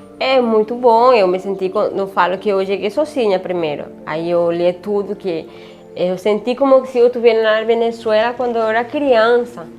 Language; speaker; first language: Portuguese; non-native, learner; Spanish